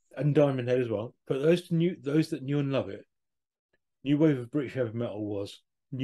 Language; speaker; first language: English; native; English